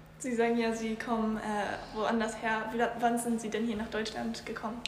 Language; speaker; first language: German; native; German